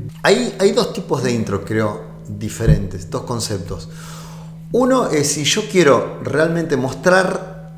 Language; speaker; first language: Spanish; native; Spanish